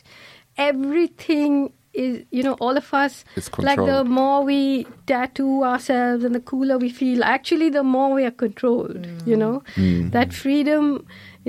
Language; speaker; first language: English; non-native, local second language; Malayalam